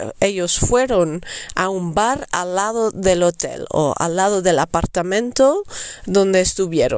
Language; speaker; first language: Spanish; non-native, fluent; Dutch